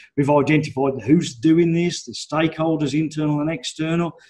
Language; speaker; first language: English; native; English